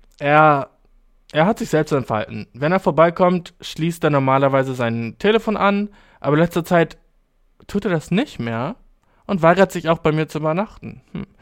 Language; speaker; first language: German; early bilingual, other home language; Albanian